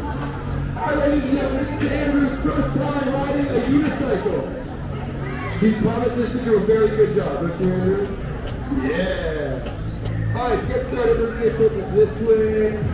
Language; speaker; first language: English; native; English